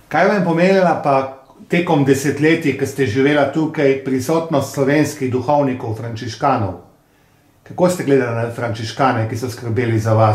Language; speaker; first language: Slovenian; native; Slovenian